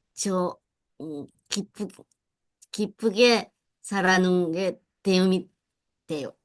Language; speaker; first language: Korean; non-native, learner; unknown